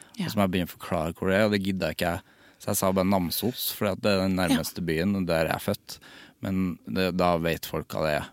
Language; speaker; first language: Norwegian; native; Norwegian